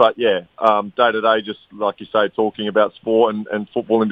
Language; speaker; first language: English; native; English